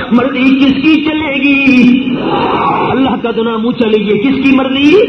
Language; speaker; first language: Urdu; non-native, local second language; Punjabi